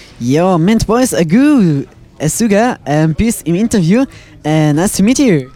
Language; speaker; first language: English; non-native, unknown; Swiss German